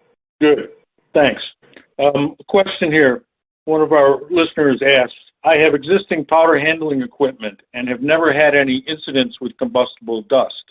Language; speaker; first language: English; native; English